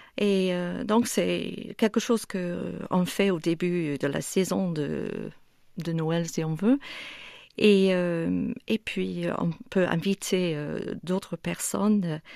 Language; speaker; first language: French; non-native, fluent; English